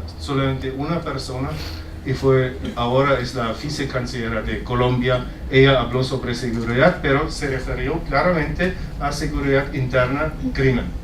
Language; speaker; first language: Spanish; non-native, fluent; German